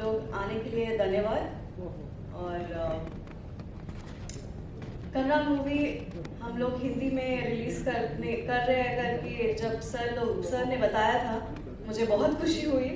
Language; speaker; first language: Hindi; non-native, learner; Kannada